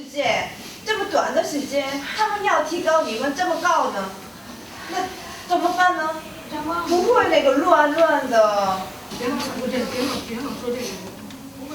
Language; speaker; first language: Chinese; non-native, learner; Korean